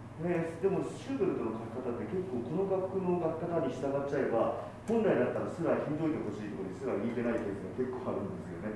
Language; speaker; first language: Japanese; native; Japanese